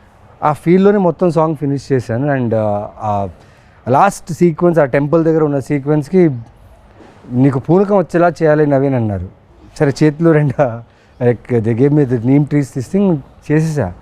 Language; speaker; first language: Telugu; native; Telugu